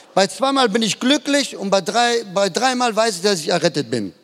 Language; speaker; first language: German; native; German